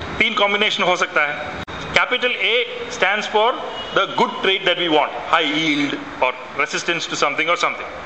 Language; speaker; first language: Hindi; non-native, local second language; Malayalam